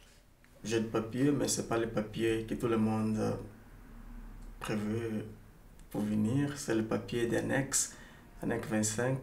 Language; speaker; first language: French; non-native, learner; Portuguese